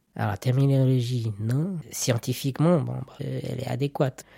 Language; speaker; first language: French; native; French